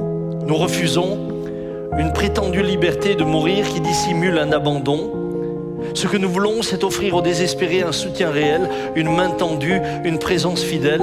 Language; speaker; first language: French; native; French